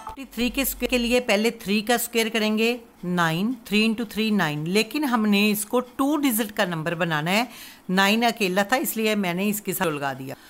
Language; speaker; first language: Hindi; non-native, local second language; Punjabi